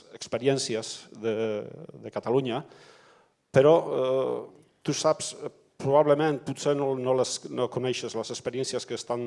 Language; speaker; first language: Catalan; non-native, learner; Basque